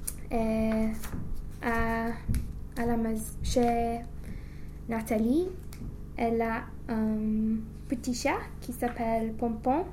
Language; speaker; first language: French; non-native, learner; English